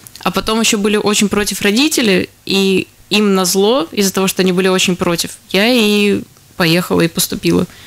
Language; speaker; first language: Russian; native; Russian